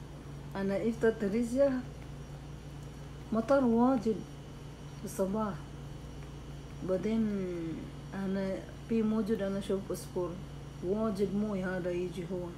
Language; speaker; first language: Arabic; non-native, learner; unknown